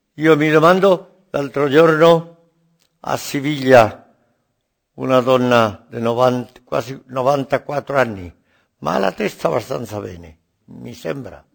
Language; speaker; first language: Italian; non-native, learner; Spanish